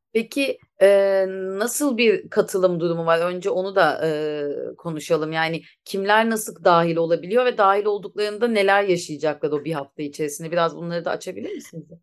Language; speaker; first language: Turkish; native; Turkish